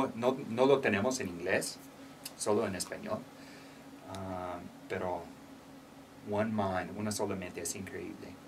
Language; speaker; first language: Spanish; non-native, learner; English